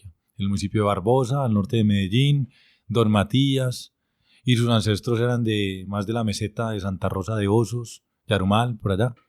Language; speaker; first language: Spanish; native; Spanish